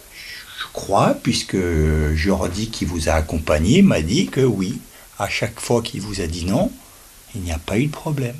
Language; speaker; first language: French; native; French